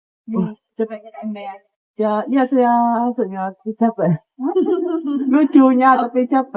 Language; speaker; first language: Indonesian; non-native, learner; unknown